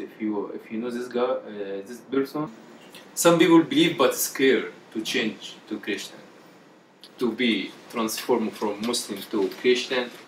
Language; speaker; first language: English; non-native, learner; Arabic